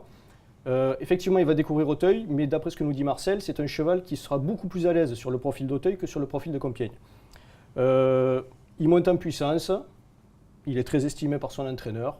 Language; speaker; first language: French; native; French